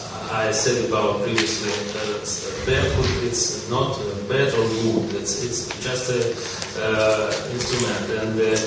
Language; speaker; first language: English; non-native, learner; Russian